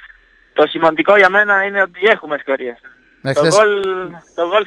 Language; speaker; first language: Greek; non-native, fluent; Italian